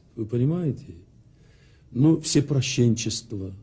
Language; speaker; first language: Russian; non-native, local second language; Azerbaijani